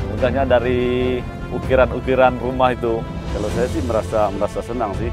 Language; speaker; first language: Indonesian; native; Indonesian